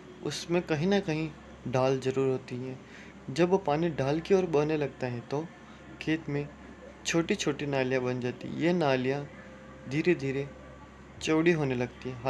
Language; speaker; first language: Hindi; native; Hindi